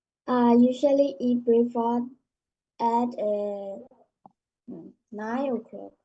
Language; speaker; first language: English; non-native, learner; Indonesian